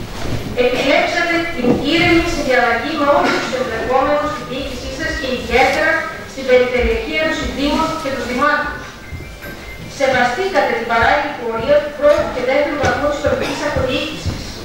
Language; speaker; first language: Greek; native; Greek